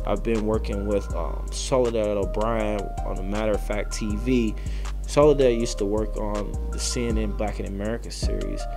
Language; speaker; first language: English; native; English